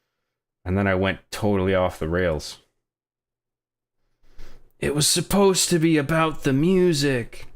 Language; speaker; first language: English; native; English